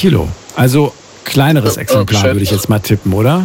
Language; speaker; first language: German; native; German